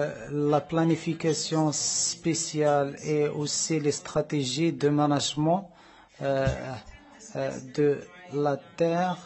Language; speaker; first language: French; non-native, learner; Arabic